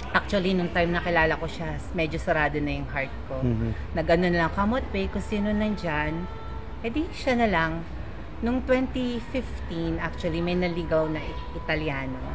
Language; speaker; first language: Filipino; native; Filipino